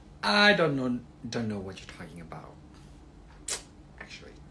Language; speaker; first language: English; non-native, learner; Thai